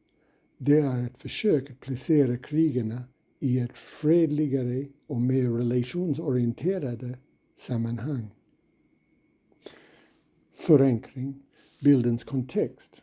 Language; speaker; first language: Swedish; non-native, fluent; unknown